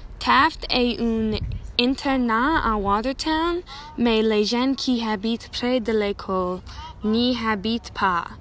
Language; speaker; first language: French; non-native, learner; English